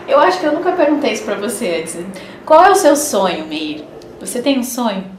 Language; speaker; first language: Portuguese; native; Portuguese